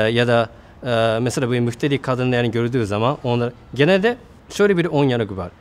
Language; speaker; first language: Turkish; non-native, fluent; Japanese